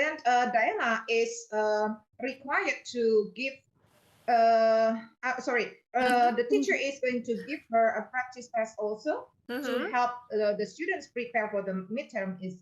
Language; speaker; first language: English; non-native, fluent; Indonesian